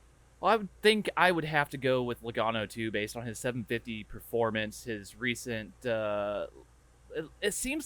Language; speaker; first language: English; native; English